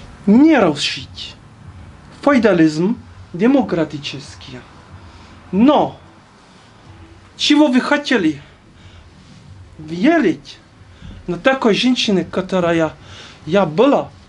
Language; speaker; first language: Russian; non-native, learner; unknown